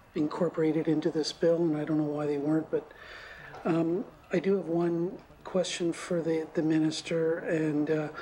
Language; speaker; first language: English; native; English